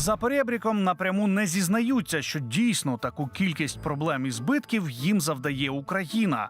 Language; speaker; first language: Ukrainian; native; Ukrainian